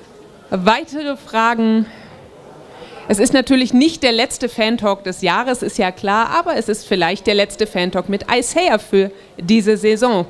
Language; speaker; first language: German; native; German